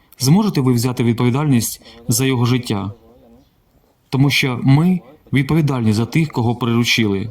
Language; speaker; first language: Ukrainian; non-native, local second language; Russian